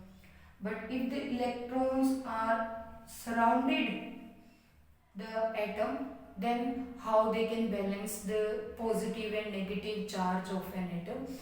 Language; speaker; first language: English; non-native, local second language; Hindi